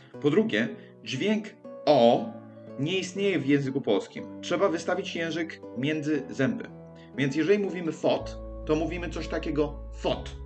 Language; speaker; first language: Polish; early bilingual, heritage; English